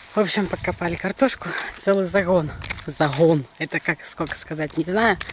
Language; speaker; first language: Russian; native; Russian